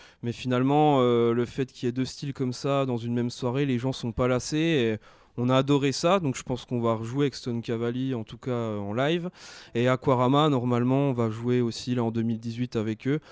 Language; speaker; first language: French; native; French